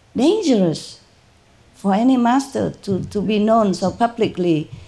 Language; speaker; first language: English; non-native, fluent; Vietnamese